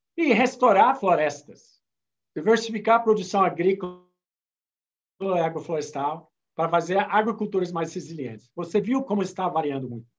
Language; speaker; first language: Portuguese; non-native, fluent; English